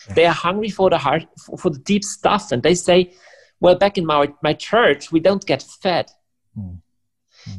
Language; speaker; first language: English; non-native, fluent; German